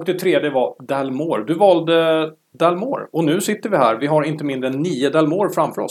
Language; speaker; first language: Swedish; native; Swedish